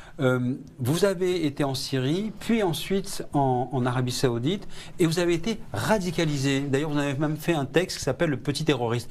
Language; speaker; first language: French; native; French